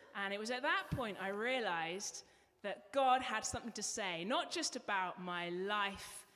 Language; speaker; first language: English; native; English